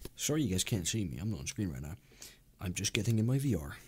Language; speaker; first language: English; native; English